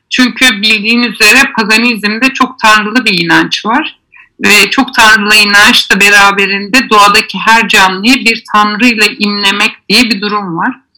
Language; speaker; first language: Turkish; native; Turkish